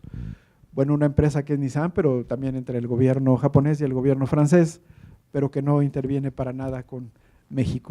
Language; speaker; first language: Spanish; native; Spanish